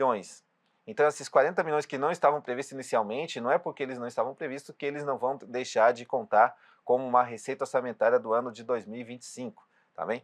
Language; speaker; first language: Portuguese; native; Portuguese